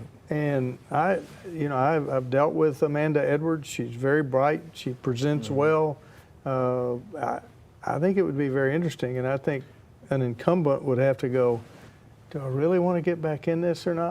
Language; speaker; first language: English; native; English